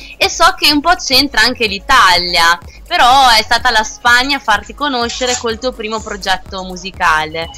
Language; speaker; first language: Italian; native; Italian